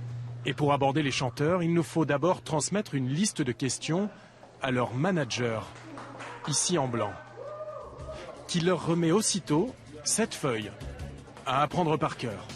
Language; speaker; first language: French; native; French